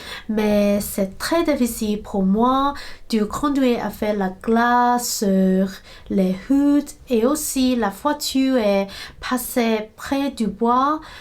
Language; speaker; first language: French; non-native, learner; Cantonese